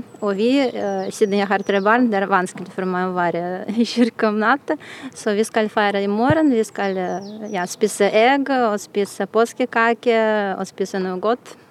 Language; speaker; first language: Norwegian; non-native, fluent; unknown